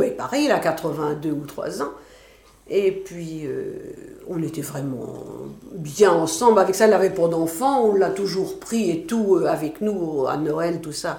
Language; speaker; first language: French; native; French